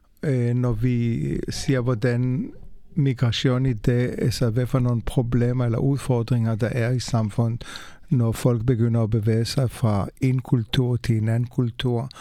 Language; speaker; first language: Danish; non-native, fluent; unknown